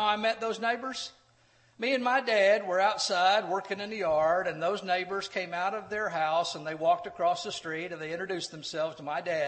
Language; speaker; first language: English; native; English